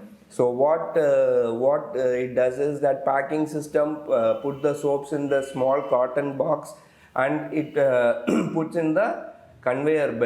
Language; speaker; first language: English; non-native, local second language; Tamil